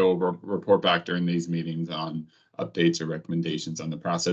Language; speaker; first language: English; native; English